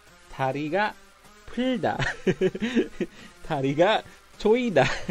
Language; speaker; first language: Korean; non-native, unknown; Filipino